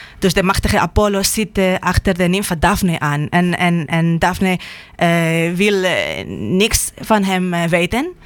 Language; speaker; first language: Dutch; non-native, fluent; Spanish